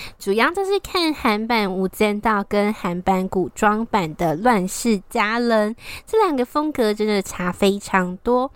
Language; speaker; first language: Chinese; native; Chinese